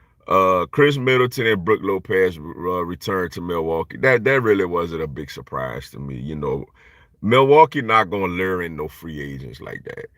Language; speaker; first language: English; native; English